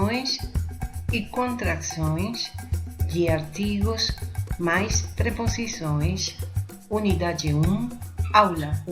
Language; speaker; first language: Portuguese; non-native, fluent; Spanish